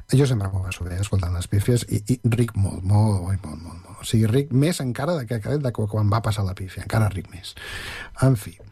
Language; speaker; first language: Catalan; native; Catalan